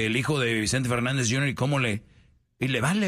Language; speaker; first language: Spanish; native; Spanish